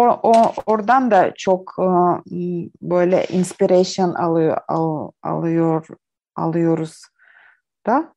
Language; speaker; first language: Turkish; non-native, learner; Ukrainian